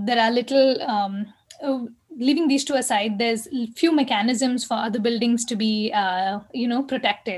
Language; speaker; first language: English; non-native, local second language; Kannada